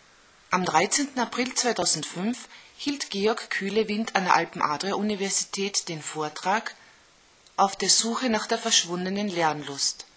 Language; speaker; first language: German; native; German